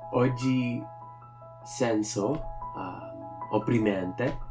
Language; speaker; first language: Italian; non-native, learner; English